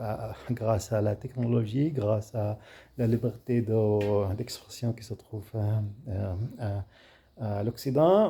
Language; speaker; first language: French; non-native, fluent; Arabic